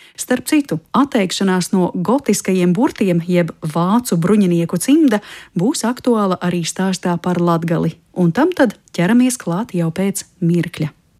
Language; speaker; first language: Latvian; native; Latvian